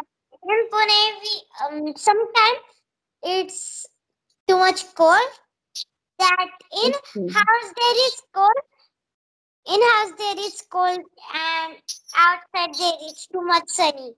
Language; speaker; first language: English; non-native, learner; Marathi